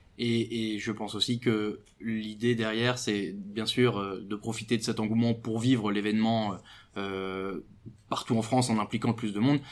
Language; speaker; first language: French; native; French